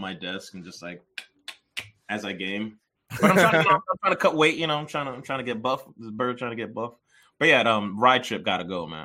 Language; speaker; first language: English; early bilingual, other home language; Yoruba